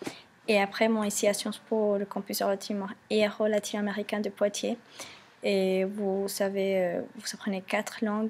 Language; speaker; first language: French; non-native, fluent; Spanish